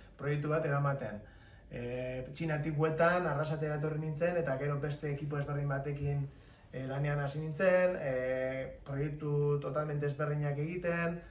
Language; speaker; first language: Basque; native; Basque